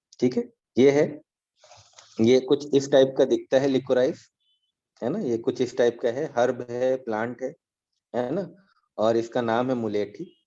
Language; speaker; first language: Hindi; native; Hindi